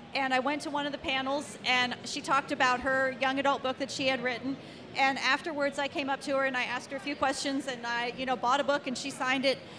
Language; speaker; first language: English; native; English